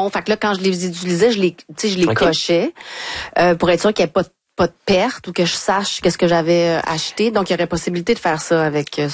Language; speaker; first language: French; native; French